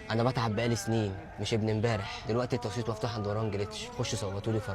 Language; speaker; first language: Arabic; native; Arabic